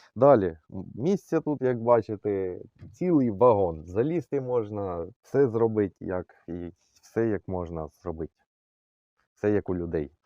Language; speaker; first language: Ukrainian; non-native, local second language; Russian